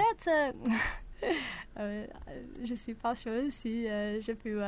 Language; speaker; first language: French; non-native, learner; English